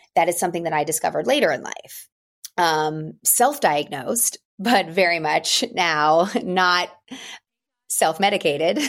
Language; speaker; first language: English; native; English